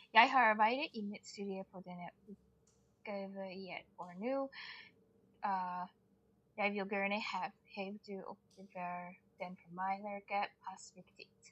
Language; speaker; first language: Danish; non-native, learner; English